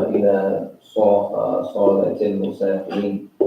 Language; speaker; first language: Arabic; non-native, learner; English